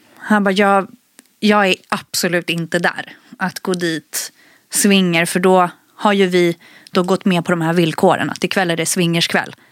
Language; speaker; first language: Swedish; early bilingual, other home language; Spanish